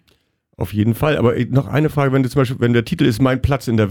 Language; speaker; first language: German; native; German